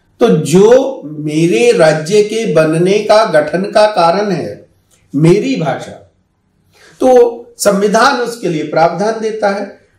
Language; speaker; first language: Hindi; native; Hindi